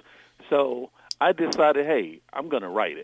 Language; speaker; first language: English; native; English